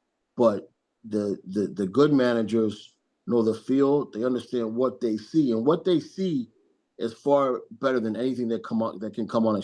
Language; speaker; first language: English; native; English